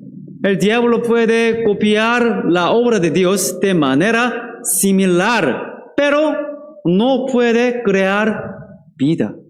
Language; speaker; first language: Spanish; non-native, fluent; Korean